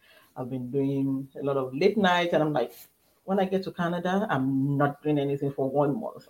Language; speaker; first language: English; non-native, local second language; Yoruba